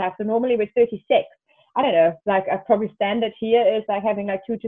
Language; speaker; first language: English; non-native, fluent; German